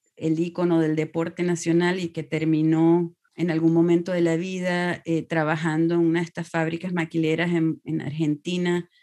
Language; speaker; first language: Spanish; native; Spanish